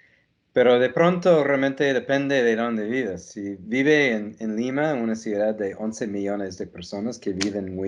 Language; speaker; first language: Spanish; non-native, fluent; English